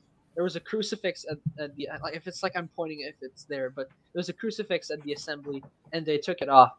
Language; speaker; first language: English; non-native, fluent; French